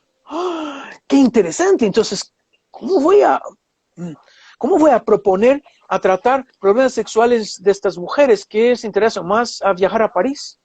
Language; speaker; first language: Spanish; non-native, fluent; Portuguese